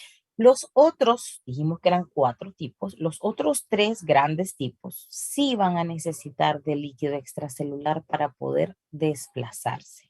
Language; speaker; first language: Spanish; native; Spanish